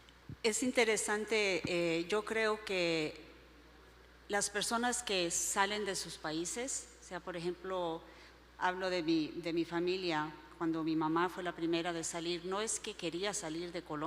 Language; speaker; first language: Spanish; early bilingual, other home language; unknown